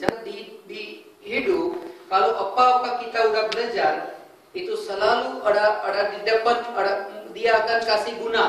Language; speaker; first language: Indonesian; non-native, fluent; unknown